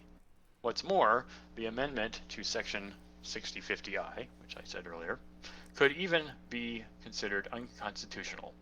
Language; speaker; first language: English; native; English